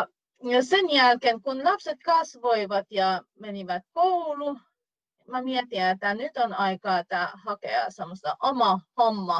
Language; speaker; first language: Finnish; non-native, fluent; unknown